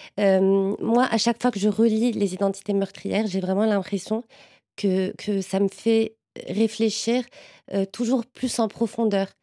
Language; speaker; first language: French; non-native, local second language; Arabic